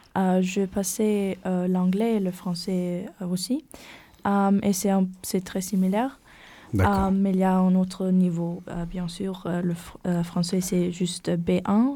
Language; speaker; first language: French; non-native, learner; German